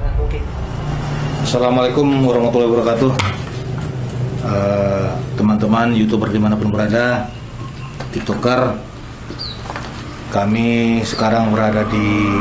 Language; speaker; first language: Malay; native; Malay